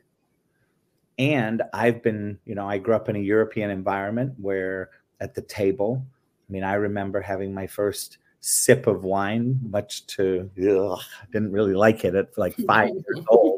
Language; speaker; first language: English; native; English